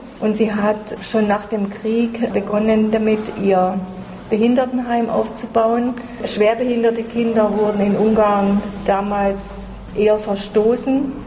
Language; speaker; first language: German; native; German